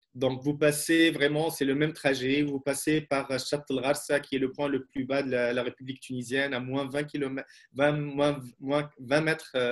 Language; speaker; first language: French; non-native, local second language; Arabic